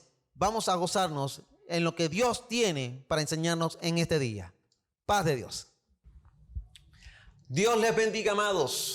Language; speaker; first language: Spanish; native; Spanish